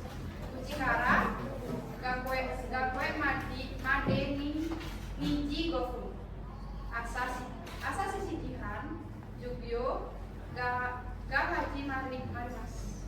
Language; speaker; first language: Japanese; non-native, learner; Indonesian